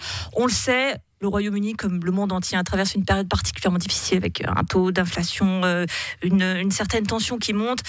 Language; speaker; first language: French; native; French